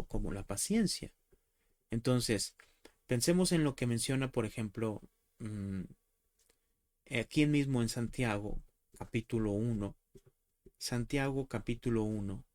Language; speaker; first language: Spanish; native; Spanish